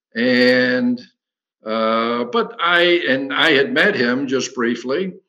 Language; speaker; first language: English; native; English